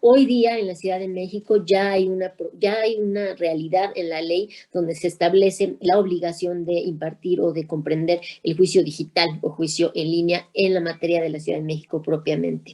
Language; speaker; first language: Spanish; native; Spanish